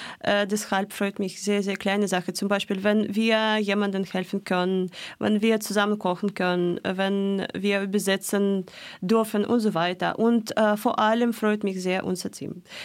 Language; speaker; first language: German; non-native, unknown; Russian